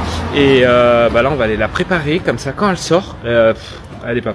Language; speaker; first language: French; native; French